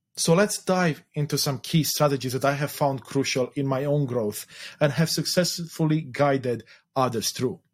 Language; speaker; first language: English; non-native, fluent; Romanian